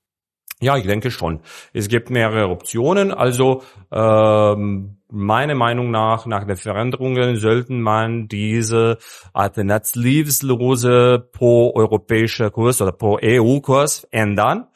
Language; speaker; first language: German; non-native, fluent; Serbian